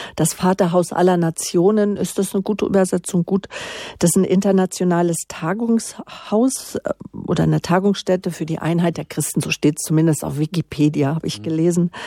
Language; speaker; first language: German; native; German